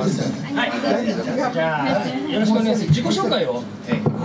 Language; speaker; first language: Japanese; native; Japanese